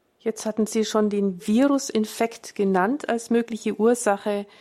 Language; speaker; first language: German; native; German